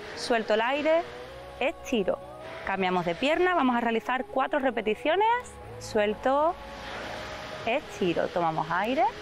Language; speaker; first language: Spanish; native; Spanish